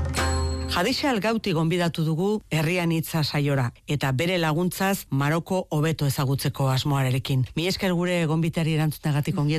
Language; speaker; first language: Basque; native; Basque